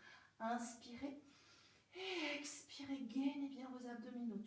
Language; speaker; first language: French; native; French